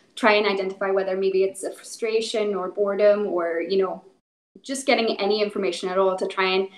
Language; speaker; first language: English; native; English